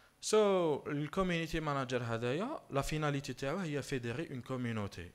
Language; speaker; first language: French; non-native, local second language; Arabic